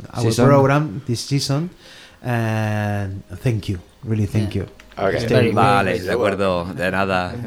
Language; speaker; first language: Spanish; non-native, fluent; Dutch